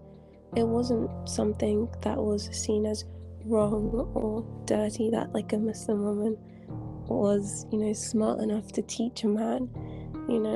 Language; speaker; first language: English; native; English